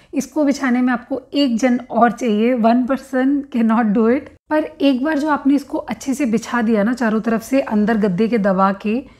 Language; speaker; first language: Hindi; native; Hindi